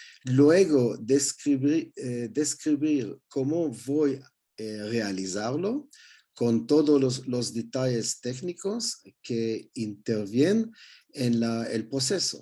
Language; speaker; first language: Spanish; non-native, learner; Hebrew